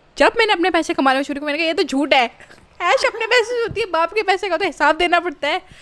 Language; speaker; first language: Urdu; native; Urdu